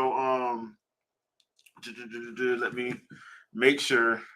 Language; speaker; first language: English; native; English